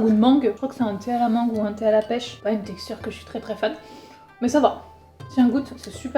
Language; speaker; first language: French; native; French